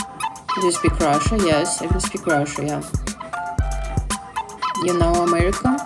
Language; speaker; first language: English; non-native, learner; Russian